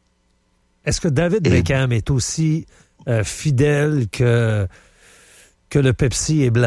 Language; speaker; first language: French; native; French